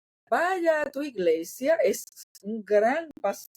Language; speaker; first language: Spanish; native; Spanish